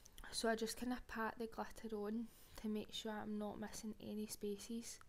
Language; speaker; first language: English; native; English